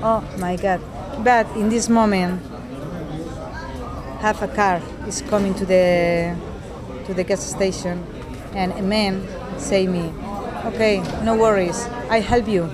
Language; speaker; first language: English; non-native, learner; Spanish